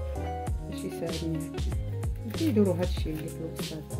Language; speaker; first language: Arabic; native; Arabic